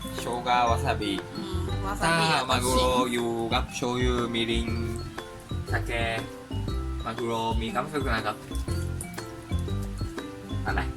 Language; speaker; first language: Thai; non-native, learner; Japanese